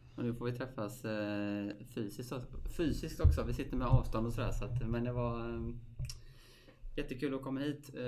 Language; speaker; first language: Swedish; native; Swedish